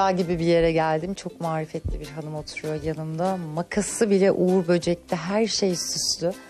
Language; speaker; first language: Turkish; native; Turkish